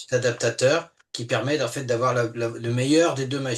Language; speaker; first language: French; native; French